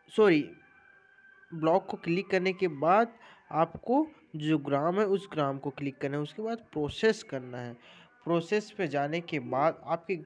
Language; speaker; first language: Hindi; native; Hindi